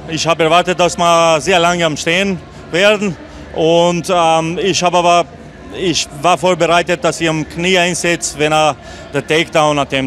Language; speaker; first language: German; non-native, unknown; Albanian